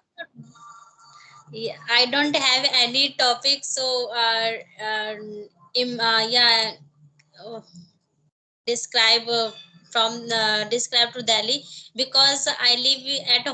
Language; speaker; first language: English; non-native, learner; Hindi